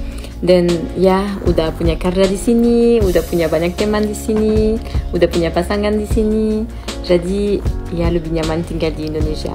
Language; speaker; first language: Indonesian; non-native, fluent; French